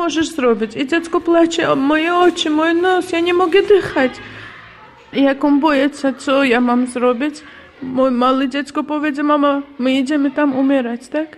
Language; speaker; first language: Polish; non-native, learner; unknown